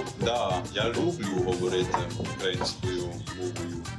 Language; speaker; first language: Ukrainian; non-native, learner; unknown